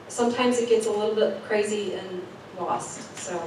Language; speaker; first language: English; native; English